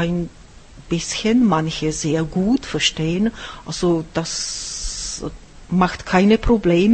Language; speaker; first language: German; non-native, fluent; Czech